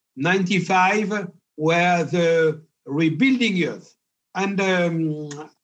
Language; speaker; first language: English; non-native, fluent; French